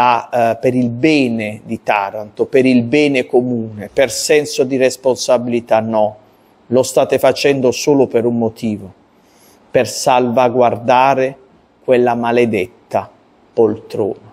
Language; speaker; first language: Italian; native; Italian